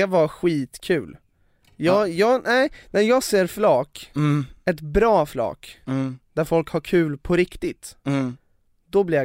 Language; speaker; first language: Swedish; native; Swedish